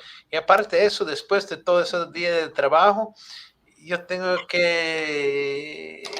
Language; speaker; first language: Spanish; non-native, fluent; Italian